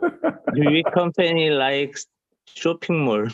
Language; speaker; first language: English; non-native, learner; Korean